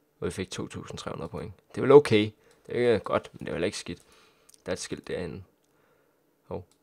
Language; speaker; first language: Danish; native; Danish